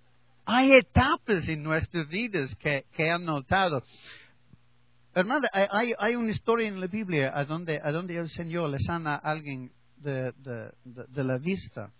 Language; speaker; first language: Spanish; non-native, learner; English